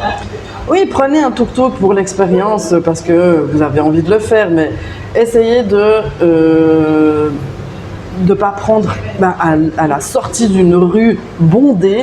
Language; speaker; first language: French; native; French